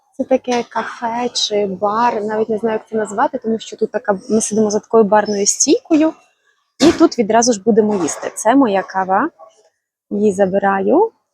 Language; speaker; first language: Ukrainian; native; Ukrainian